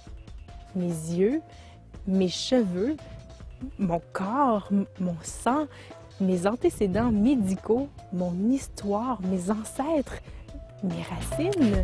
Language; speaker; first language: French; native; French